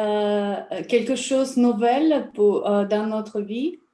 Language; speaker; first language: French; non-native, learner; Russian